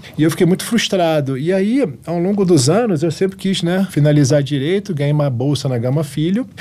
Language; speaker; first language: Portuguese; early bilingual, other home language; Arabic